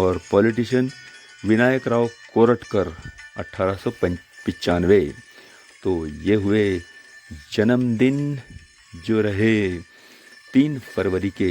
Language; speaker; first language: Hindi; non-native, local second language; Marathi